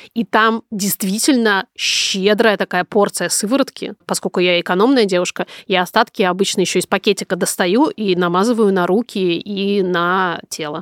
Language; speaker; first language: Russian; native; Russian